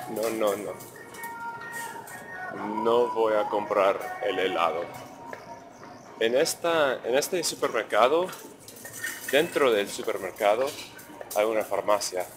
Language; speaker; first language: Spanish; non-native, fluent; English